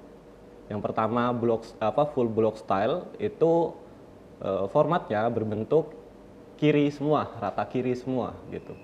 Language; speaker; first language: Indonesian; native; Indonesian